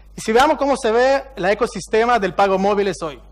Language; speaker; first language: Spanish; non-native, fluent; Hebrew